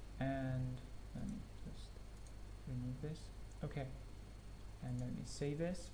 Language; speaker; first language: English; non-native, fluent; Spanish